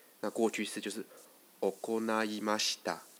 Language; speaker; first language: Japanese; non-native, fluent; Chinese